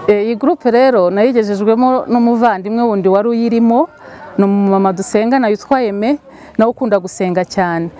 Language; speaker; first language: Kinyarwanda; native; Kinyarwanda